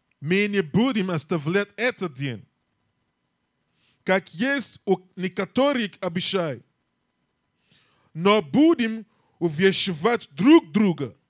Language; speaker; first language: Russian; non-native, learner; English